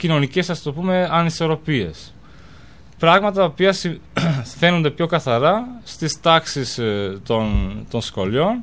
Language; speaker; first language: Greek; non-native, fluent; Albanian